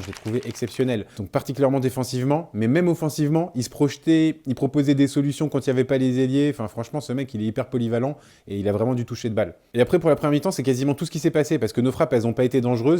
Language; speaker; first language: French; native; French